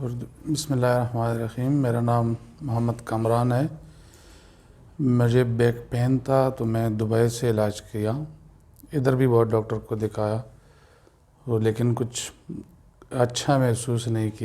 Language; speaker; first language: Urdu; non-native, local second language; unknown